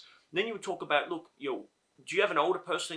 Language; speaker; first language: English; native; English